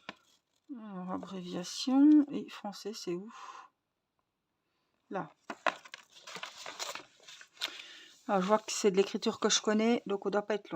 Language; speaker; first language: French; native; French